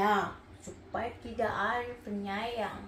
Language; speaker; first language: Indonesian; non-native, learner; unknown